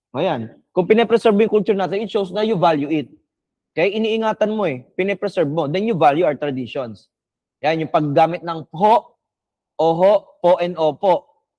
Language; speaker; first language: Filipino; non-native, local second language; Bikol